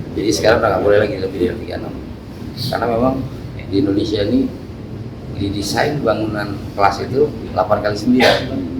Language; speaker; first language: Indonesian; non-native, local second language; Minangkabau